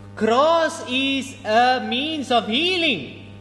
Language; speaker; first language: English; non-native, local second language; Malayalam